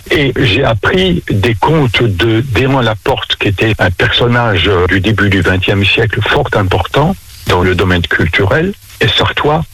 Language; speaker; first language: French; native; French